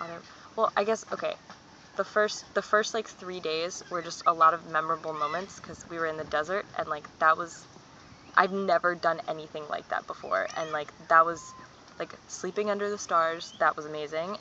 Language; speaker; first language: English; native; English